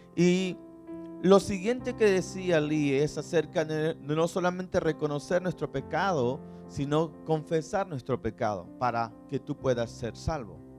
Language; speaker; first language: Spanish; native; Spanish